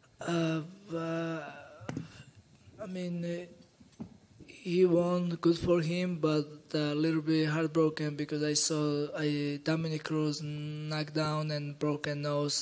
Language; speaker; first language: English; non-native, learner; Georgian